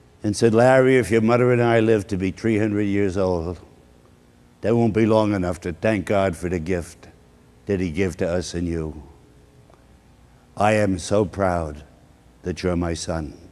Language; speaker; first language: English; native; English